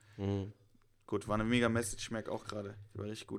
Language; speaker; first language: German; native; German